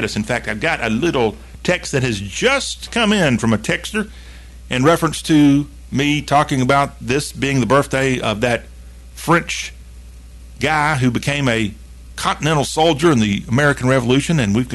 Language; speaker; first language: English; native; English